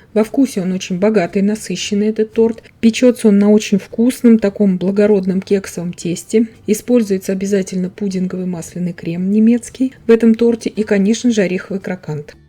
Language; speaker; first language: Russian; native; Russian